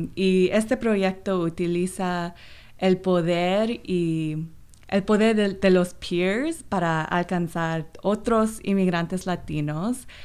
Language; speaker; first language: Spanish; non-native, fluent; Korean